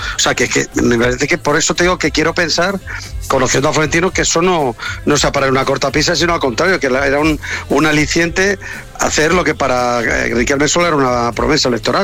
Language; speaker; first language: Spanish; native; Spanish